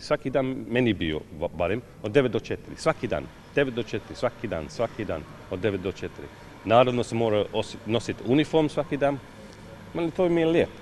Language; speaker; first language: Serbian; non-native, fluent; English